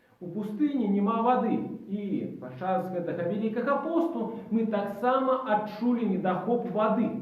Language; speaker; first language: Belarusian; native; Belarusian